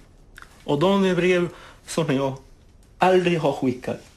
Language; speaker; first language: Swedish; non-native, fluent; Spanish